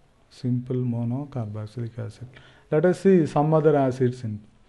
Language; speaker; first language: English; non-native, local second language; Tamil